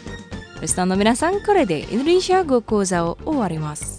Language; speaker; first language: Japanese; non-native, fluent; Indonesian